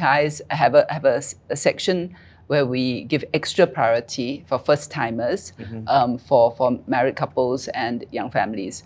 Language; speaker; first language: English; native; English